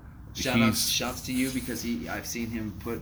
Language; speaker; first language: English; native; English